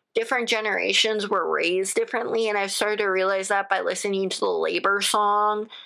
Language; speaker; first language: English; native; English